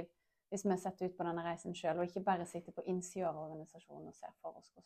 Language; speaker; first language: Norwegian; native; Norwegian